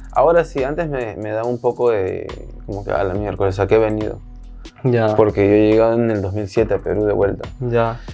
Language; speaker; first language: Spanish; early bilingual, heritage; Spanish